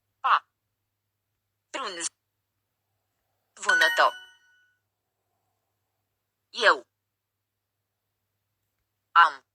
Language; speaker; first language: Romanian; non-native, learner; Ukrainian